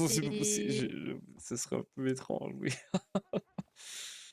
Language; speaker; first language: French; native; French